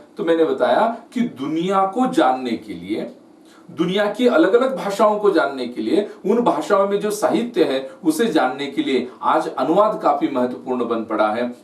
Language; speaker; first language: Hindi; non-native, local second language; Marathi